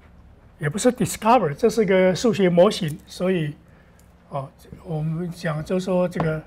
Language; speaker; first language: Chinese; native; Chinese